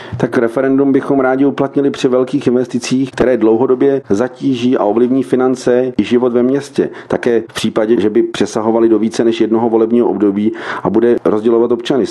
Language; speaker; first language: Czech; native; Czech